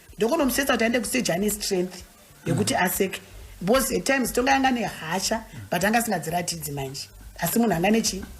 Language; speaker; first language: Shona; native; Shona